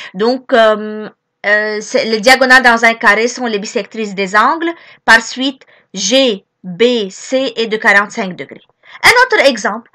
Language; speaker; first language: French; non-native, local second language; Arabic